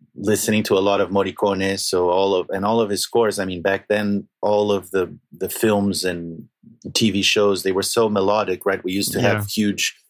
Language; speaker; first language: English; non-native, fluent; Portuguese